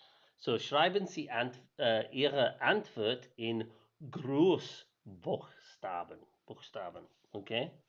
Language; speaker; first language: German; non-native, learner; English